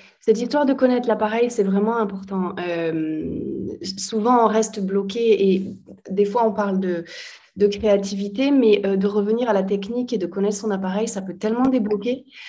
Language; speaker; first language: French; native; French